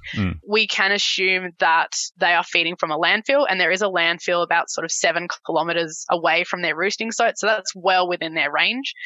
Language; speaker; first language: English; native; English